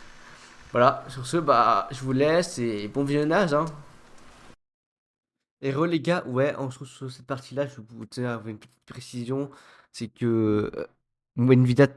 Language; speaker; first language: French; native; French